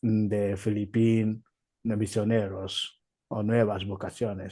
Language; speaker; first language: Spanish; non-native, learner; Igbo